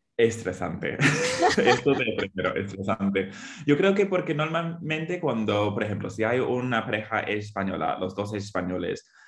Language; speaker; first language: Spanish; non-native, fluent; English